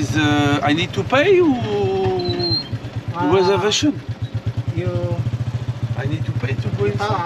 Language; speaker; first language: English; non-native, learner; French